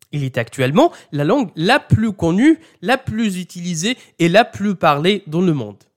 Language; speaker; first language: French; non-native, fluent; Arabic